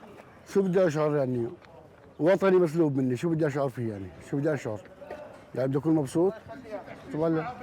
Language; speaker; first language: Arabic; native; Arabic